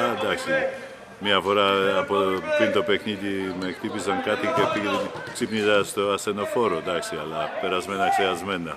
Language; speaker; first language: Greek; non-native, fluent; Polish